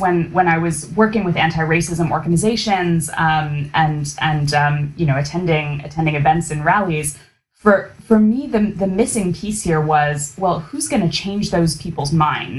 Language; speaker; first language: English; native; English